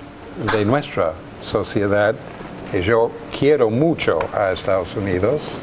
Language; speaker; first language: Spanish; non-native, fluent; English